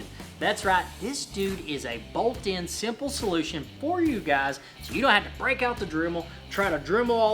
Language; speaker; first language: English; native; English